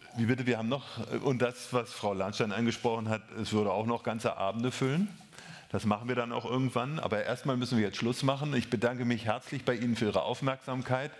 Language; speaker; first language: German; native; German